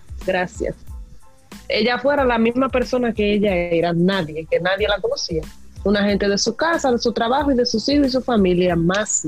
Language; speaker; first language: Spanish; native; Spanish